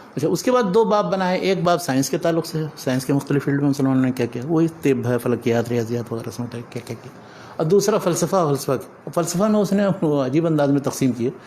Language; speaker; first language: Urdu; native; Urdu